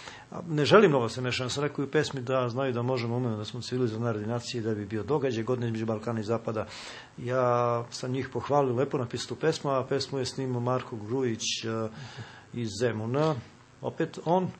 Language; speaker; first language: Serbian; native; Serbian